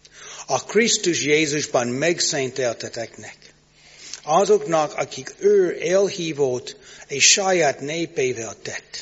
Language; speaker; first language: Hungarian; non-native, learner; English